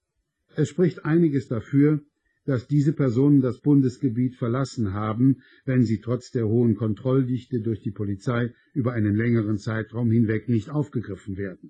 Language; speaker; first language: German; native; German